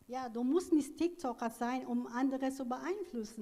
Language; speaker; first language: German; non-native, fluent; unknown